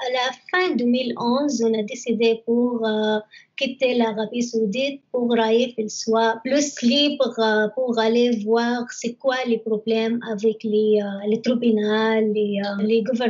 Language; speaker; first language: French; non-native, learner; Arabic